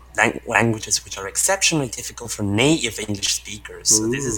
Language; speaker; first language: English; non-native, fluent; Estonian